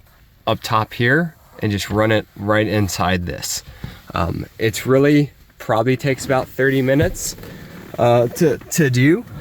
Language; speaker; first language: English; native; English